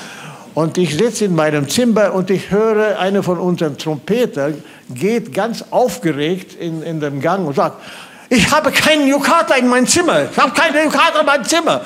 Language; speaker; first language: German; non-native, fluent; Swedish